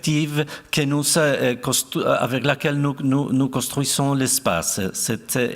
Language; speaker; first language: French; non-native, fluent; Spanish